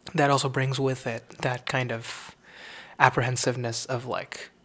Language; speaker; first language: English; non-native, local second language; Tamil